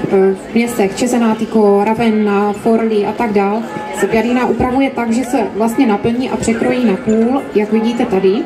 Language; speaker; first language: Czech; native; Czech